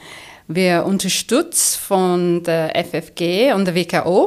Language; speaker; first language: German; non-native, fluent; English